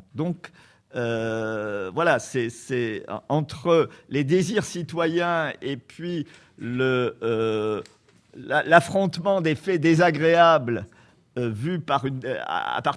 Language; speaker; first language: French; native; French